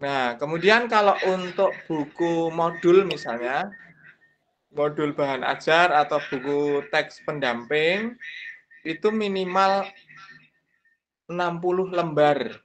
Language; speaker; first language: Indonesian; native; Indonesian